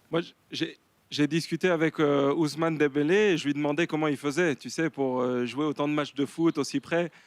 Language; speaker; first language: French; native; French